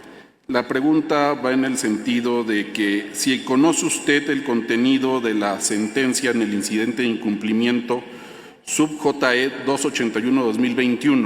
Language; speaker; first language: Spanish; native; Spanish